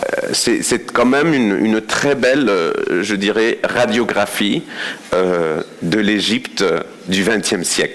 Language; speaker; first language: French; non-native, fluent; Spanish